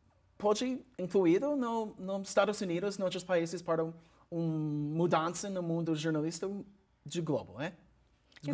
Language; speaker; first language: Portuguese; non-native, learner; English